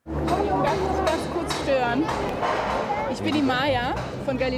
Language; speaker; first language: German; native; German